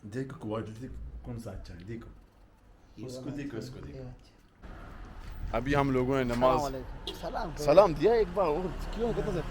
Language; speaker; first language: Hindi; non-native, local second language; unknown